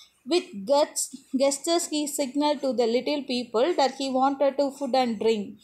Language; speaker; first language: English; non-native, local second language; Tamil